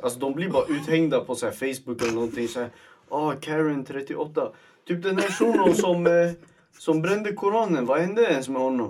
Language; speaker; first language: Swedish; native; Swedish